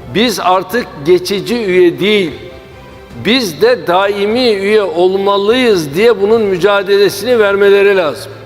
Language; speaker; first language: Turkish; native; Turkish